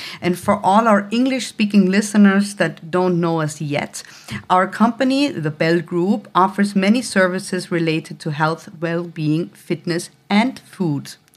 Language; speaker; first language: English; non-native, fluent; German